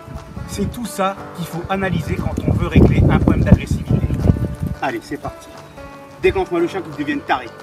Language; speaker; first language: French; native; French